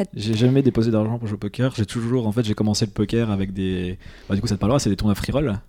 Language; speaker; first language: French; native; French